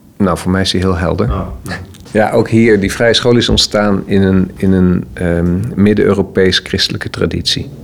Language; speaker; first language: Dutch; native; Dutch